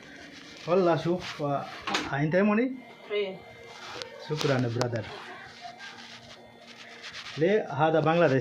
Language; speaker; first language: Arabic; non-native, learner; Bangla